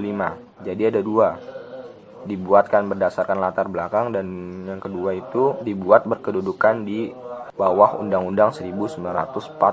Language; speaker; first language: Indonesian; native; Indonesian